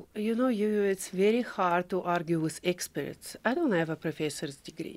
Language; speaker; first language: English; non-native, fluent; Ukrainian